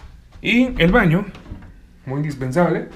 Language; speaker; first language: Spanish; native; Spanish